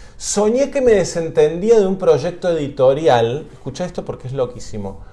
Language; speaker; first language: Spanish; native; Spanish